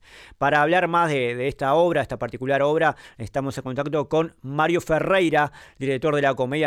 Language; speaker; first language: Spanish; native; Spanish